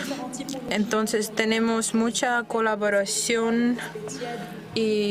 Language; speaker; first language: Spanish; non-native, fluent; Dutch